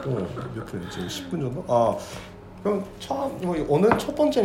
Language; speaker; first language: Korean; non-native, fluent; Japanese